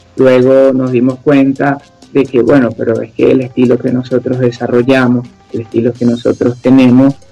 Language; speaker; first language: Spanish; native; Spanish